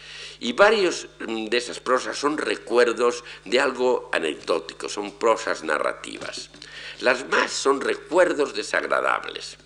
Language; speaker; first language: Spanish; native; Spanish